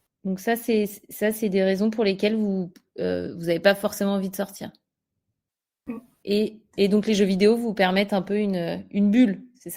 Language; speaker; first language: French; native; French